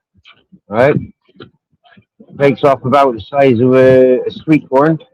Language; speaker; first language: English; native; English